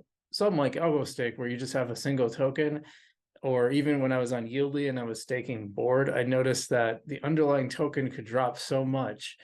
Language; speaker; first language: English; native; English